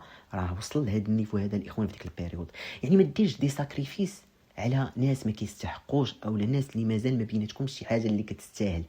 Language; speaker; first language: Arabic; native; Arabic